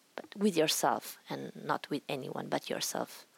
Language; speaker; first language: English; non-native, fluent; Italian